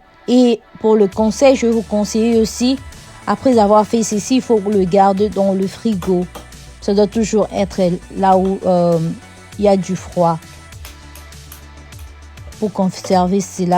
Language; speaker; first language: French; non-native, fluent; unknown